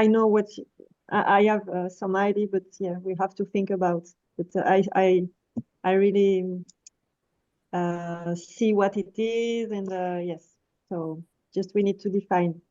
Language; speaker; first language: English; non-native, fluent; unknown